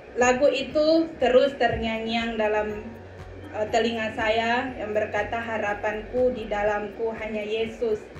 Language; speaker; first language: Indonesian; native; Indonesian